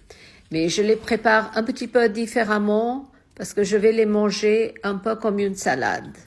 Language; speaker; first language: French; non-native, fluent; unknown